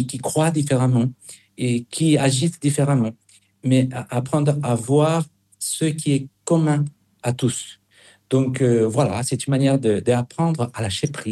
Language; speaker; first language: French; non-native, fluent; Spanish